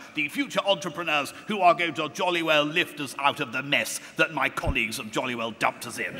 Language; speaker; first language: English; native; English